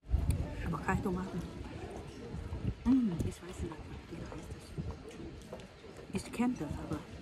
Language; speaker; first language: German; non-native, learner; Thai